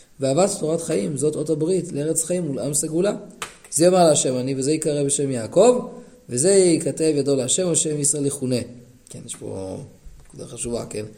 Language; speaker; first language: Hebrew; native; Hebrew